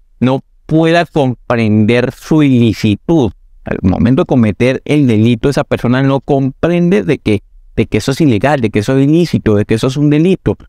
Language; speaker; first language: Spanish; native; Spanish